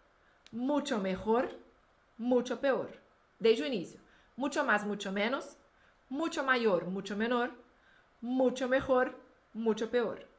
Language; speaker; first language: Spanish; non-native, fluent; Portuguese